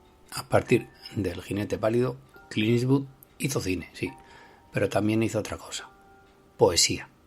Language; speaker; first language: Spanish; native; Spanish